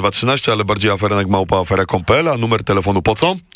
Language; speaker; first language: Polish; native; Polish